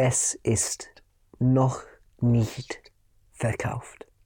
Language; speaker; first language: German; non-native, learner; English